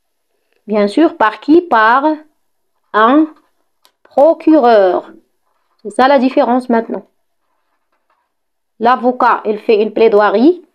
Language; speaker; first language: French; non-native, local second language; Arabic